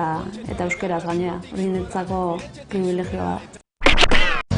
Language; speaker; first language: Basque; native; Basque